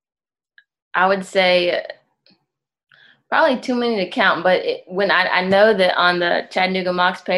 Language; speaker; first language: English; native; English